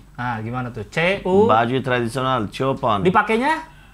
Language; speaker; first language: Indonesian; non-native, fluent; Uzbek